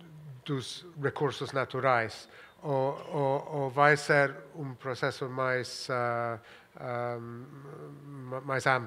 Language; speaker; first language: Portuguese; non-native, fluent; Spanish